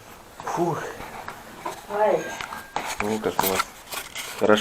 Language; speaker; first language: Russian; native; Russian